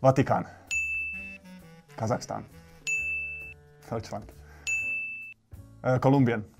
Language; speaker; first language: German; non-native, fluent; Finnish